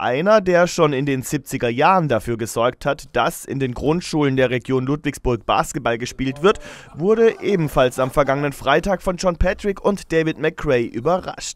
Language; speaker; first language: German; native; German